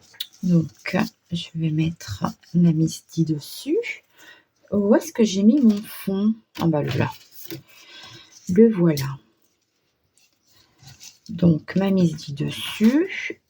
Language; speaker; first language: French; native; French